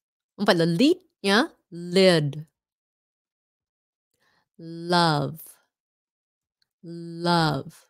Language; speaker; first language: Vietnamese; early bilingual, heritage; Vietnamese